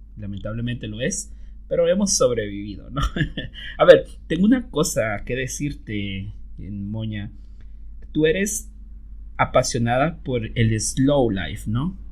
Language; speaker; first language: Spanish; native; Spanish